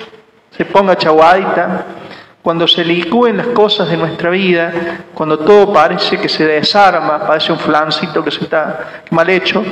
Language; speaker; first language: Spanish; native; Spanish